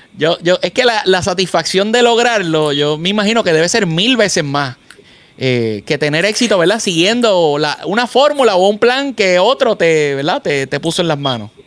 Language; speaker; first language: Spanish; native; Spanish